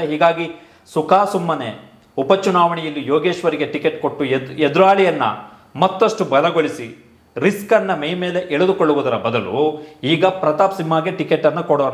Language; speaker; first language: Kannada; native; Kannada